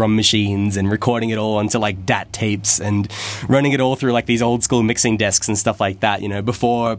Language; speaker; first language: English; native; English